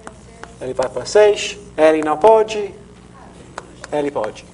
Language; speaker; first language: Portuguese; non-native, fluent; English